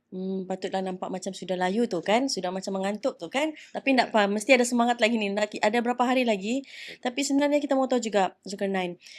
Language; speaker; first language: Malay; native; Malay